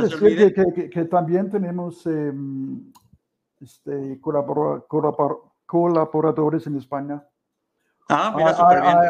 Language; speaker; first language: Spanish; non-native, fluent; Danish